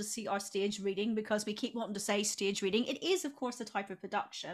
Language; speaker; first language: English; native; English